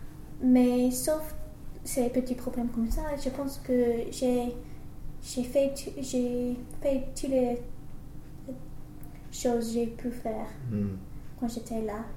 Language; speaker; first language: French; non-native, learner; English